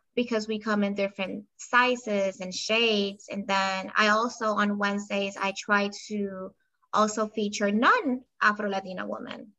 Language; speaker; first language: English; non-native, fluent; Spanish